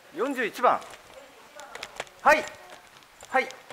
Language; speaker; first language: Japanese; native; Japanese